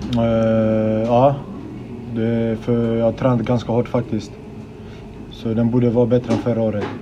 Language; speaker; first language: Swedish; early bilingual, other home language; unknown